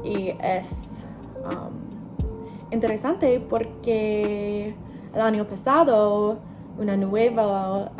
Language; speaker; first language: Spanish; non-native, learner; English